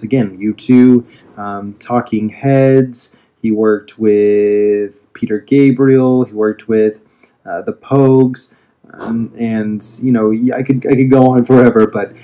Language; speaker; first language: English; native; English